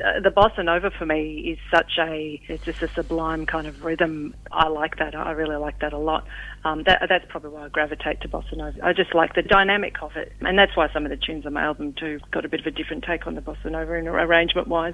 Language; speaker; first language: English; early bilingual, other home language; Macedonian